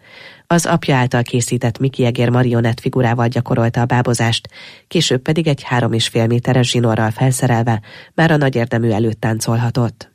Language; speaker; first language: Hungarian; native; Hungarian